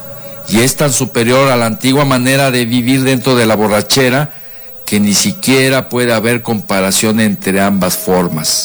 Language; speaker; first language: Spanish; native; Spanish